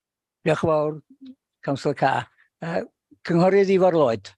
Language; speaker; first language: Welsh; native; Welsh